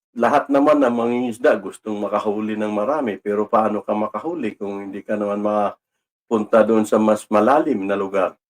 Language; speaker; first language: Filipino; non-native, local second language; Cebuano